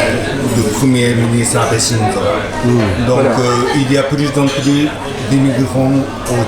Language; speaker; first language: French; non-native, learner; Japanese